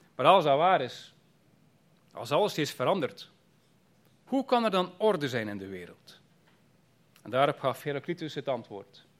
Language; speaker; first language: Dutch; native; Dutch